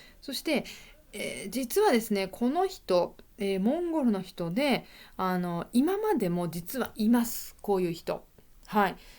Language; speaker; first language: Japanese; native; Japanese